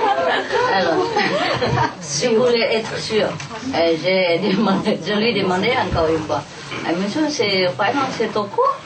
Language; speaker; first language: French; non-native, learner; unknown